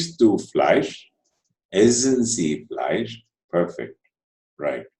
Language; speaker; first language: German; non-native, fluent; Telugu